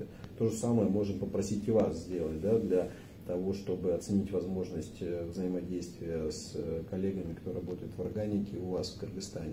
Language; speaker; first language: Russian; native; Russian